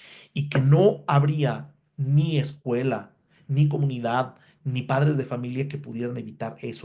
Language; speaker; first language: Spanish; native; Spanish